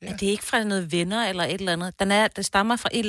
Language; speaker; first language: Danish; native; Danish